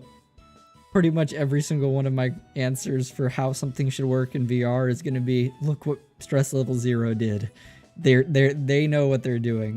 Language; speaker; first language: English; native; English